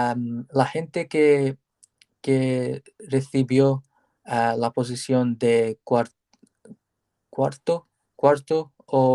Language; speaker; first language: Spanish; non-native, learner; English